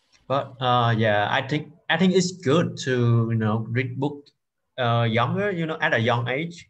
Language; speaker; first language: English; non-native, fluent; Vietnamese